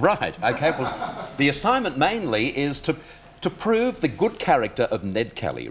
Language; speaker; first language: English; native; English